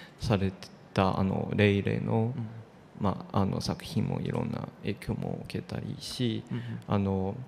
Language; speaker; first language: Japanese; non-native, fluent; Chinese